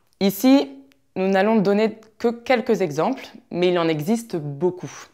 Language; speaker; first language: French; native; French